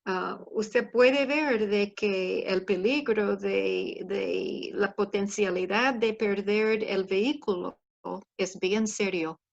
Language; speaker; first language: Spanish; non-native, fluent; English